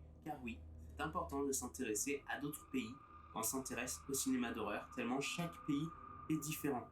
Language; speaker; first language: French; native; French